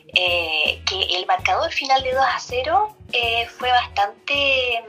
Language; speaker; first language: Spanish; native; Spanish